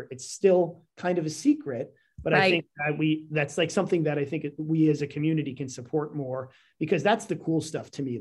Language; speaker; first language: English; native; English